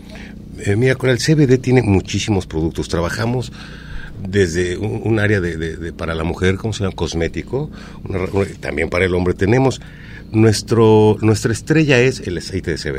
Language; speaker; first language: Spanish; native; Spanish